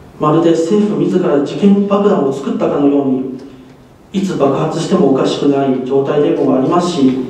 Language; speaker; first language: Japanese; non-native, fluent; Cantonese